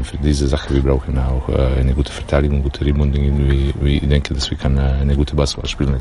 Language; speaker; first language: German; non-native, learner; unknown